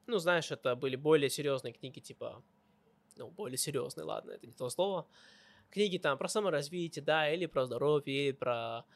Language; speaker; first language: Russian; early bilingual, heritage; Russian